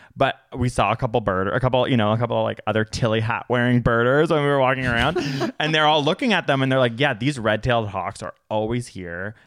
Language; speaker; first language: English; native; English